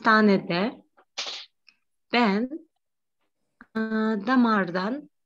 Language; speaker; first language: Turkish; non-native, fluent; Kyrgyz